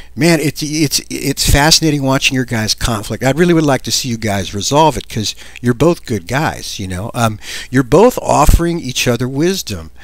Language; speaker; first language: English; native; English